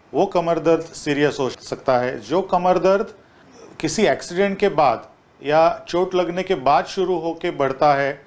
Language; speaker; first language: Hindi; non-native, local second language; Marathi